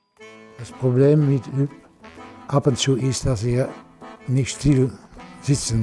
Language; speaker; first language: German; non-native, learner; Dutch